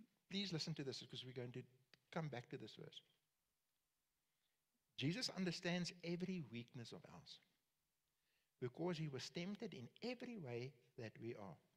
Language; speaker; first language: English; non-native, local second language; Afrikaans